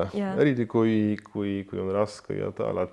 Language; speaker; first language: Estonian; non-native, fluent; Polish